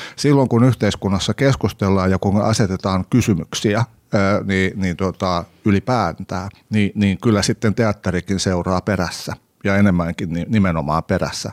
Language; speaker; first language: Finnish; native; Finnish